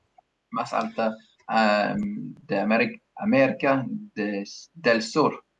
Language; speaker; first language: Spanish; non-native, learner; English